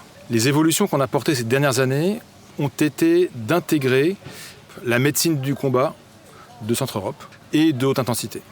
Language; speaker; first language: French; native; French